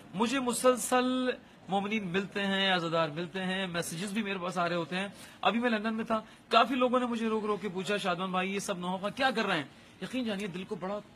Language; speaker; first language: Urdu; native; Urdu